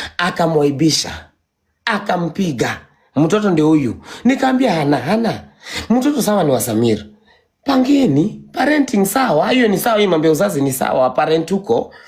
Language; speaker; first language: Swahili; non-native, local second language; Kikuyu